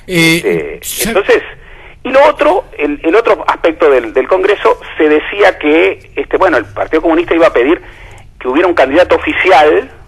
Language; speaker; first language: Spanish; native; Spanish